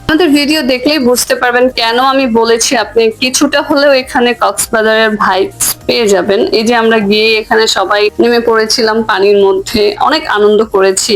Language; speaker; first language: Bangla; native; Bangla